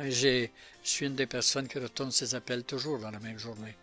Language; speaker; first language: French; native; French